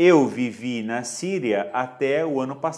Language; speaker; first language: Portuguese; non-native, fluent; Arabic